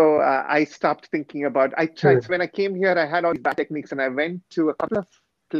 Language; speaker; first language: English; native; English